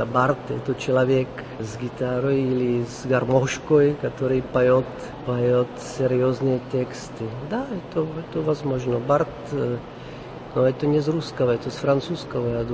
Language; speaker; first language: Russian; non-native, fluent; Czech